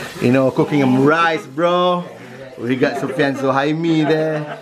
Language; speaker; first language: English; non-native, local second language; Malay